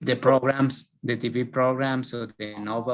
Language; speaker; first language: English; non-native, learner; Spanish